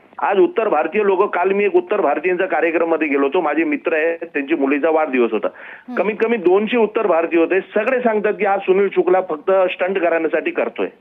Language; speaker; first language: Marathi; non-native, local second language; Gujarati